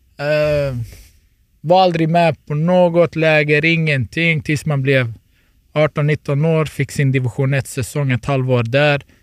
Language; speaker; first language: Swedish; early bilingual, other home language; Turoyo